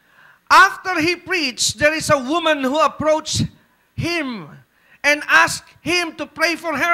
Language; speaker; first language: English; non-native, local second language; Filipino